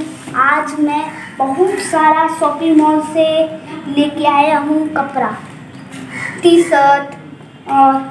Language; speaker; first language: Hindi; native; Hindi